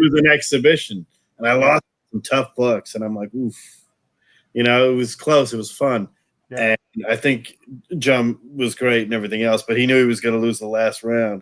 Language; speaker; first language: English; native; English